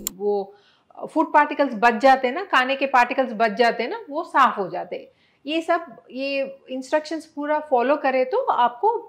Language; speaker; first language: Hindi; non-native, local second language; Telugu